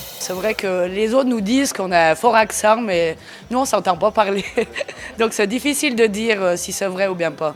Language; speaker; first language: French; native; French